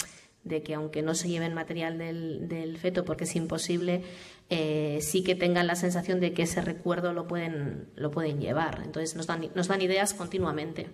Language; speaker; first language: Spanish; native; Spanish